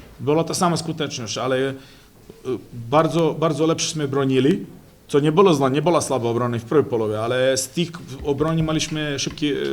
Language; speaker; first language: Polish; non-native, fluent; Serbian